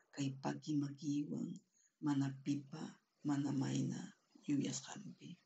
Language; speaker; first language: Spanish; non-native, local second language; Quechua